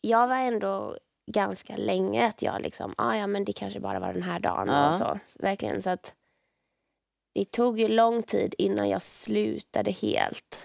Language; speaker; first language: Swedish; native; Swedish